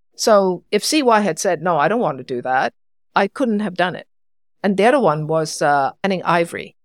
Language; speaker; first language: English; non-native, local second language; Cantonese